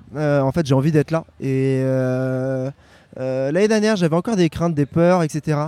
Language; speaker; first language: French; native; French